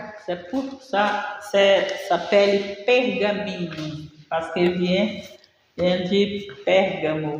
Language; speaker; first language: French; non-native, learner; Portuguese